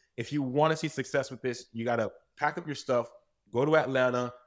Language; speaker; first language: English; native; English